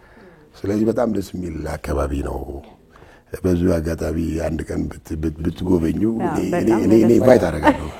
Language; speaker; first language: Amharic; non-native, local second language; Tigrinya